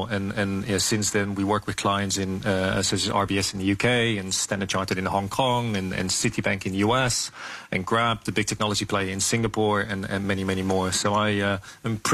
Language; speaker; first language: English; non-native, fluent; Dutch